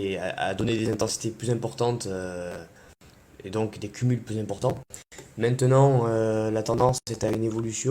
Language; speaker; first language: French; native; French